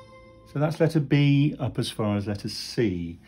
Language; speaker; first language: English; native; English